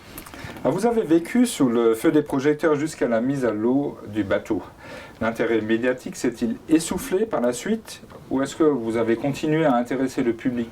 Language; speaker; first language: French; native; French